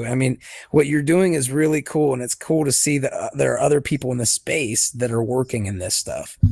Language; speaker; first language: English; native; English